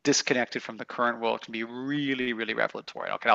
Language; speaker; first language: English; native; English